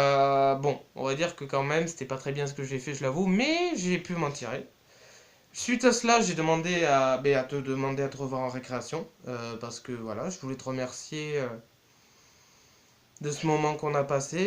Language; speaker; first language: French; native; French